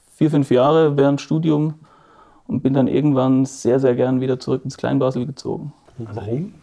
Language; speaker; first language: German; native; German